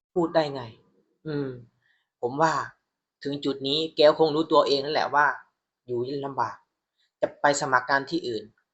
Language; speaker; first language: Thai; native; Thai